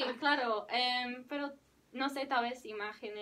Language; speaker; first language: Spanish; non-native, learner; English